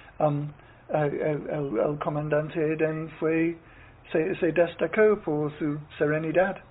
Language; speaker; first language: Spanish; non-native, fluent; English